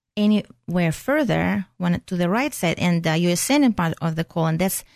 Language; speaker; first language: English; non-native, fluent; Russian